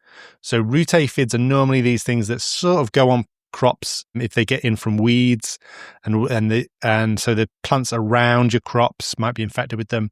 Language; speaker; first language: English; native; English